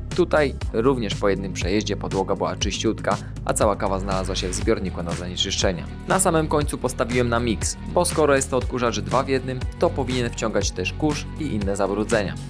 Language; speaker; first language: Polish; native; Polish